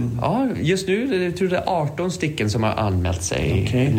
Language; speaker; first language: Swedish; non-native, fluent; English